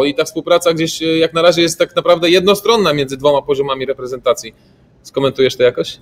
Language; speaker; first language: Polish; native; Polish